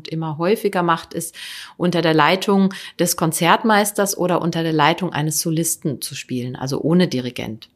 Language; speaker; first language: German; native; German